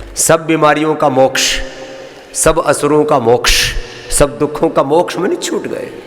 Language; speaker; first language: Hindi; native; Hindi